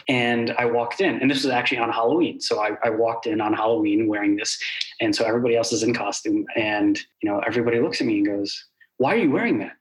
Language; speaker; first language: English; early bilingual, other home language; Arabic